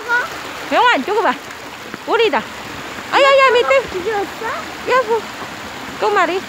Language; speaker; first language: Korean; non-native, learner; Filipino